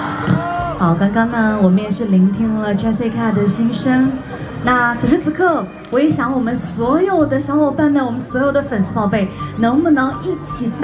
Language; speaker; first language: Chinese; native; Chinese